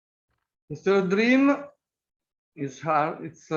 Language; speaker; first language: English; non-native, fluent; Italian